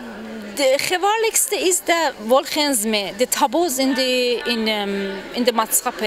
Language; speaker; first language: Dutch; non-native, fluent; Persian